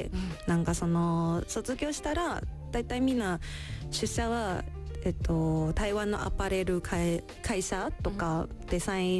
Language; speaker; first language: Japanese; non-native, learner; Chinese